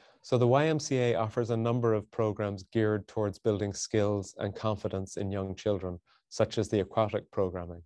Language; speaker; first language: English; native; English